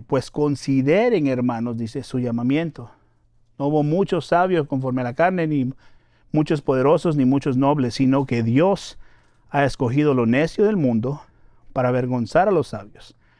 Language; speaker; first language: Spanish; native; Spanish